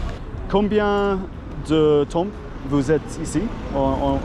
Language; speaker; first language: French; non-native, learner; English